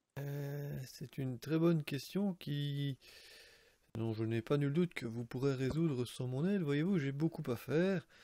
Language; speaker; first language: French; native; French